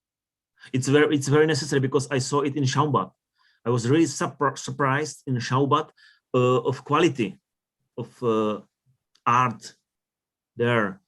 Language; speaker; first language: English; non-native, learner; Czech